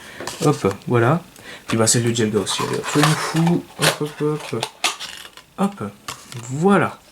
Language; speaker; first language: French; native; French